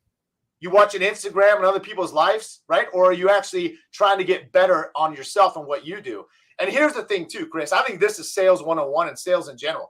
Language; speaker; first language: English; native; English